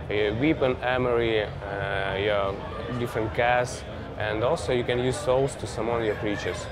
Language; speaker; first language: English; non-native, fluent; Russian